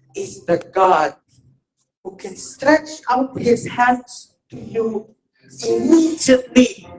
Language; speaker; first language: English; non-native, local second language; Filipino